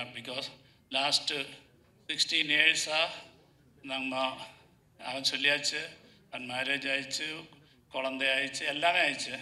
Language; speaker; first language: Tamil; non-native, learner; Malayalam